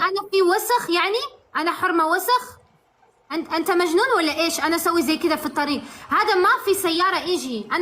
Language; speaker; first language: Arabic; non-native, learner; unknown